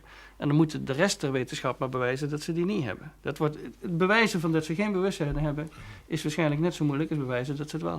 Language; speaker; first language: Dutch; native; Dutch